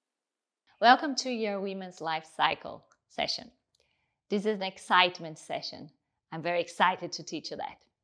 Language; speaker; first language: English; non-native, fluent; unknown